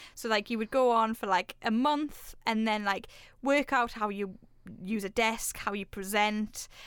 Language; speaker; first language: English; native; English